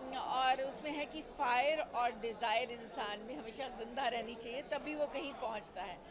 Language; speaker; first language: Hindi; non-native, local second language; Punjabi